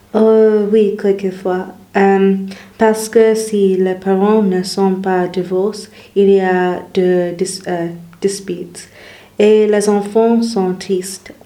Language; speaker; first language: French; non-native, learner; English